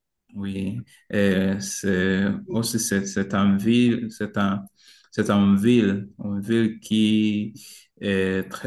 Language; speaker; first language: French; non-native, learner; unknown